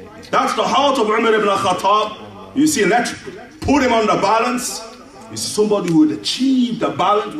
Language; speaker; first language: English; native; English